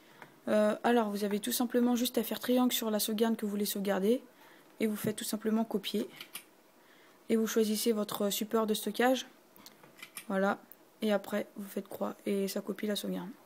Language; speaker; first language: French; native; French